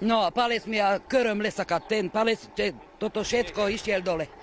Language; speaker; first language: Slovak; non-native, local second language; Hungarian